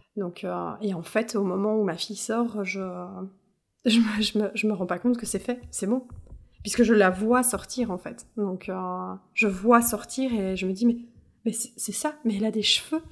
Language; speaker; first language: French; native; French